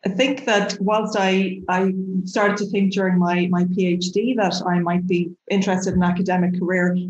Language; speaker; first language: English; native; English